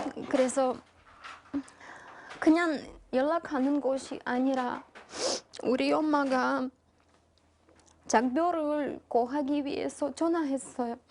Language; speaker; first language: Korean; non-native, learner; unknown